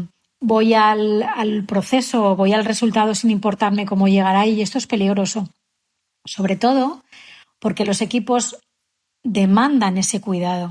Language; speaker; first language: Spanish; native; Spanish